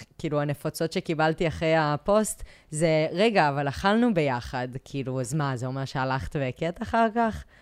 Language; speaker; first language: Hebrew; early bilingual, other home language; English